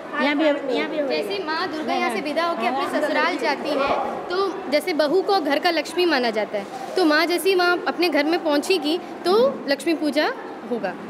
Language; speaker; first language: Hindi; non-native, local second language; Tamil